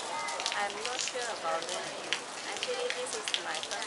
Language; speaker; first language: English; non-native, local second language; Chinese